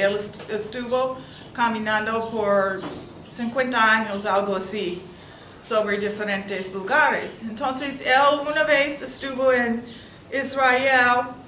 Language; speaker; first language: Spanish; non-native, learner; English